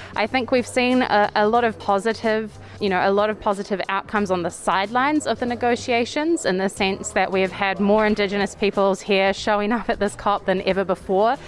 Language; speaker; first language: English; native; English